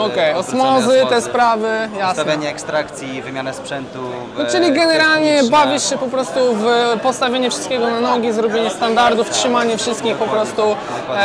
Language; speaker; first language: Polish; native; Polish